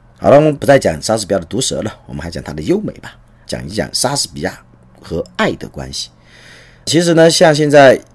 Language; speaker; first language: Chinese; native; Chinese